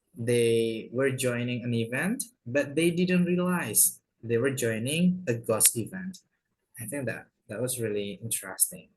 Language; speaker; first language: English; non-native, fluent; Indonesian